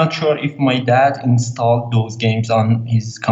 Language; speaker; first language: English; non-native, fluent; Persian